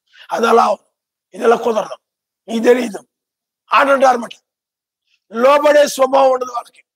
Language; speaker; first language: Telugu; native; Telugu